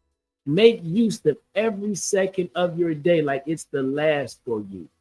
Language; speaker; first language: English; native; English